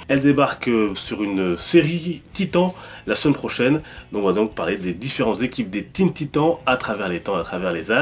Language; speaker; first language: French; native; French